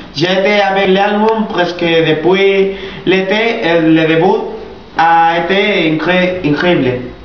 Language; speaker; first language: French; non-native, learner; Spanish